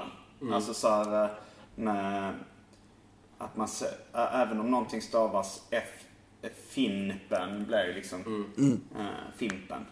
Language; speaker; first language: Swedish; native; Swedish